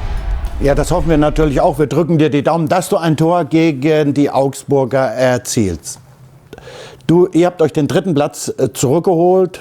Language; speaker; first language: German; native; German